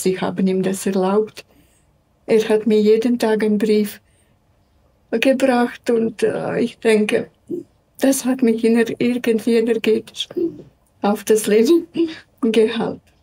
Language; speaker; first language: German; non-native, fluent; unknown